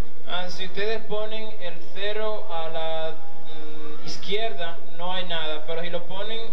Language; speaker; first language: Spanish; native; Spanish